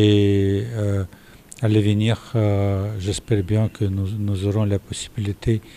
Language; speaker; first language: French; non-native, fluent; Russian